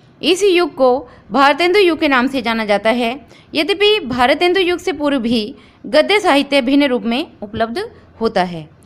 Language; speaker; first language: Hindi; native; Hindi